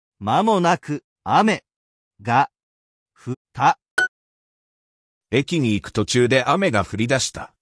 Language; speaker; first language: Japanese; non-native, learner; English